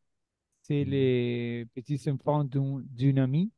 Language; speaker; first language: French; non-native, learner; Spanish